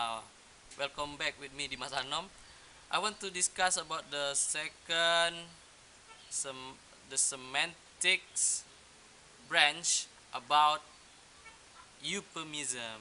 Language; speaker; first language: English; non-native, learner; Indonesian